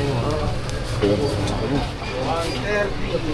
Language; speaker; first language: Filipino; non-native, local second language; Waray